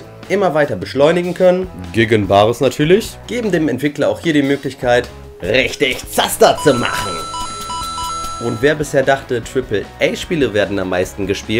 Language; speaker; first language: German; native; German